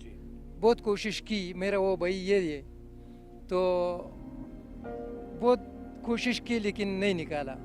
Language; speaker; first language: Hindi; non-native, local second language; Pashto